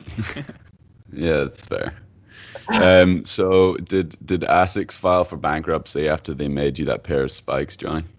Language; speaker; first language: English; native; English